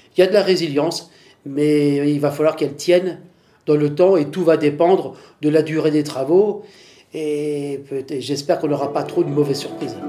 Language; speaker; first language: French; non-native, fluent; Vietnamese